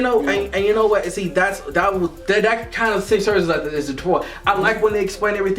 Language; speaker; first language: English; native; English